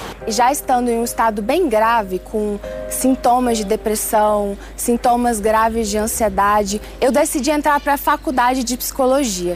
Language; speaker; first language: Portuguese; early bilingual, other home language; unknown